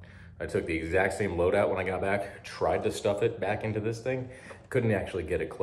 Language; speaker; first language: English; native; English